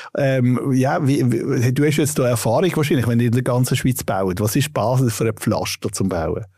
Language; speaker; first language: German; native; German